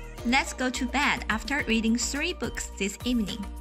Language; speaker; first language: English; non-native, fluent; Chinese